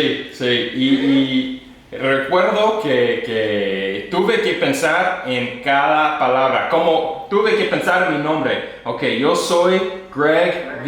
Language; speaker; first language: Spanish; non-native, learner; English